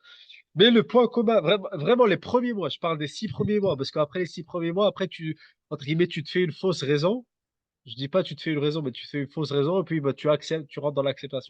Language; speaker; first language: French; native; French